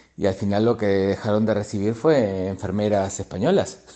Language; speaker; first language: Spanish; native; Spanish